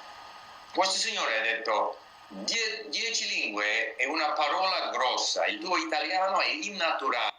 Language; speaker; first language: Italian; non-native, learner; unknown